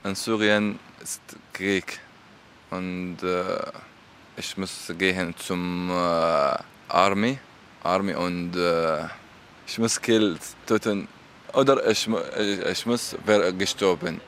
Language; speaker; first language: German; non-native, learner; Arabic